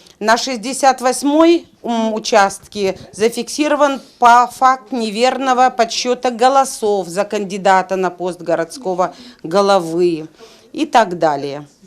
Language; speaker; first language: Russian; native; Russian